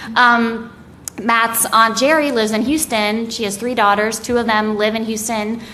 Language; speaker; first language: English; native; English